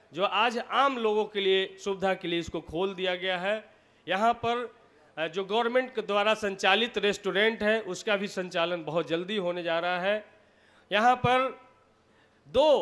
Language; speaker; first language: Hindi; native; Hindi